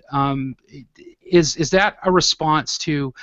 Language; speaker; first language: English; native; English